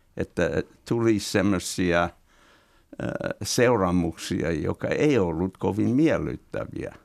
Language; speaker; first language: Finnish; non-native, fluent; English